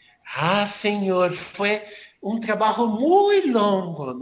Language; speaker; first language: Spanish; non-native, learner; Portuguese